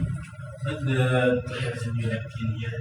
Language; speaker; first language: English; non-native, learner; Indonesian